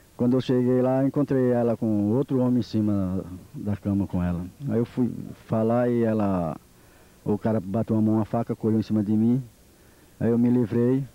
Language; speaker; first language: Portuguese; native; Portuguese